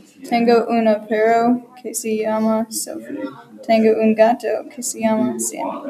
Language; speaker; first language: Spanish; non-native, learner; English